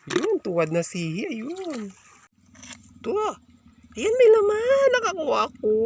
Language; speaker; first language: Filipino; non-native, local second language; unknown